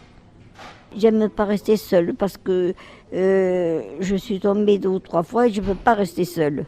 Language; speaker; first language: French; native; French